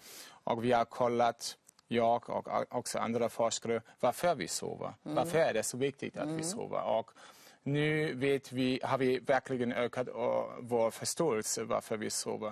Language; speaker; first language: Swedish; non-native, fluent; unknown